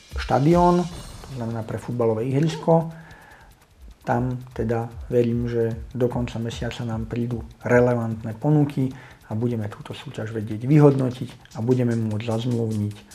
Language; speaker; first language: Slovak; native; Slovak